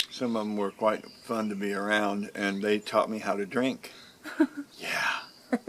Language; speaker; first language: English; native; English